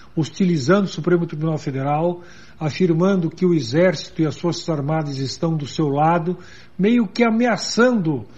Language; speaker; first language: Portuguese; native; Portuguese